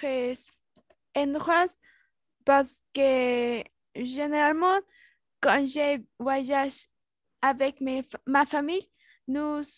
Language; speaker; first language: French; non-native, learner; Spanish